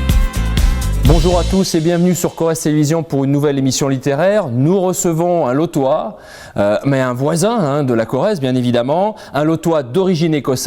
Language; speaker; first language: French; native; French